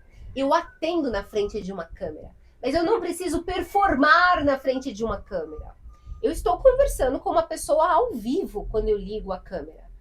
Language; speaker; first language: Portuguese; native; Portuguese